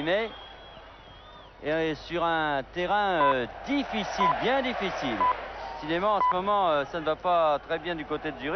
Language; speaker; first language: French; native; French